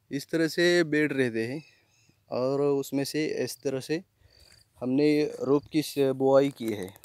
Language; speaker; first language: Hindi; non-native, local second language; Marathi